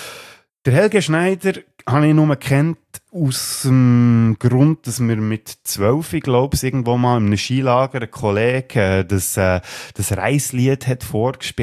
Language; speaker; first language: German; native; German